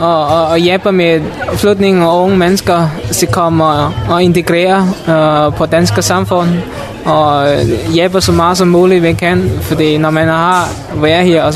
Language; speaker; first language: Danish; non-native, learner; Mon